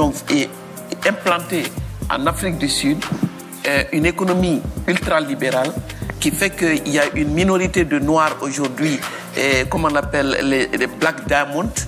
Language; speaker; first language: French; non-native, local second language; Bambara